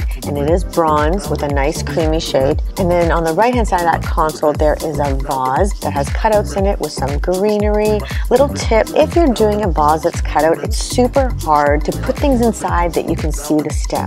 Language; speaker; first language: English; native; English